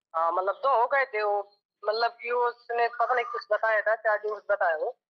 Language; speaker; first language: Hindi; native; Hindi